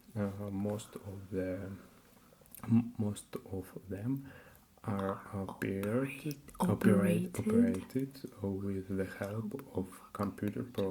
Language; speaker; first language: English; non-native, learner; Russian